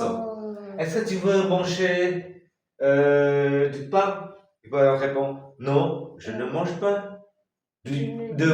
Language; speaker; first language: French; non-native, fluent; Khmer